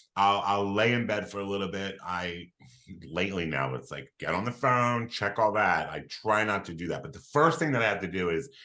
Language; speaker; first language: English; native; English